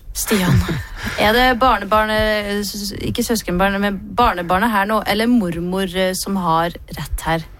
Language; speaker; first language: Norwegian; native; Norwegian